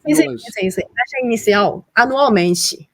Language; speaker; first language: Portuguese; non-native, fluent; Chinese